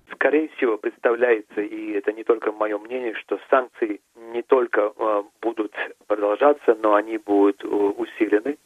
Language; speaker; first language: Russian; native; Russian